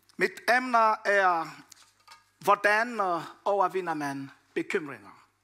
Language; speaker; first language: Danish; non-native, fluent; Lingala